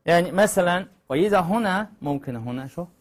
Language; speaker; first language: Arabic; non-native, learner; Chinese